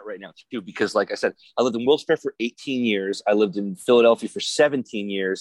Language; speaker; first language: English; native; English